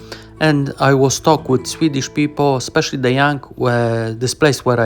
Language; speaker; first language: English; non-native, learner; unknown